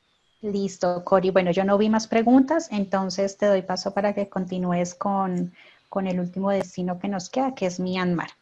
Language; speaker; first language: Spanish; native; Spanish